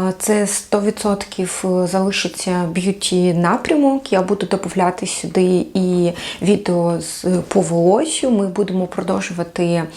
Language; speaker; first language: Ukrainian; non-native, local second language; Russian